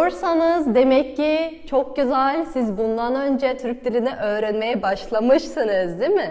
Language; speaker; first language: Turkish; non-native, fluent; Kazakh